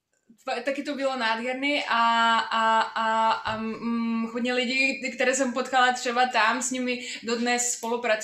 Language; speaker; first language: Czech; non-native, fluent; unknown